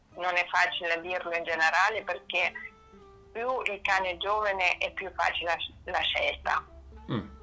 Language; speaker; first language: Italian; non-native, fluent; German